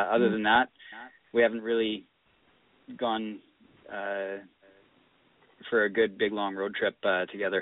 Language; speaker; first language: English; native; English